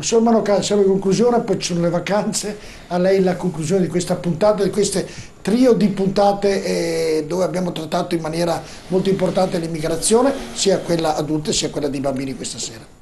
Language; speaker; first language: Italian; native; Italian